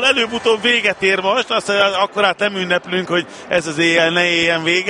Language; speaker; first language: Hungarian; native; Hungarian